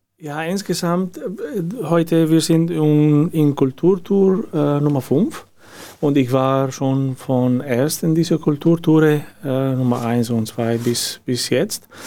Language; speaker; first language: German; non-native, learner; Arabic